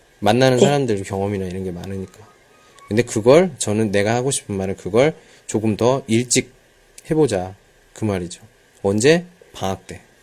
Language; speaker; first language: Korean; native; Korean